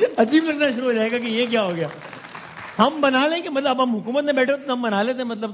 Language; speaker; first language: Urdu; native; Urdu